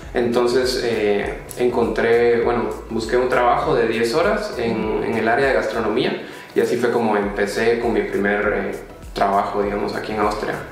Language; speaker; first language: Spanish; native; Spanish